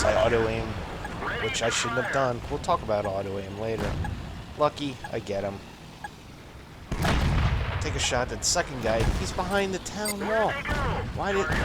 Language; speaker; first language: English; native; English